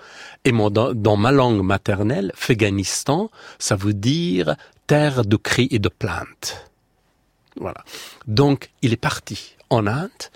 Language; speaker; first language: French; non-native, fluent; Persian